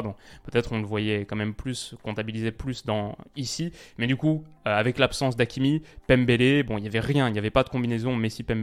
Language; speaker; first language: French; native; French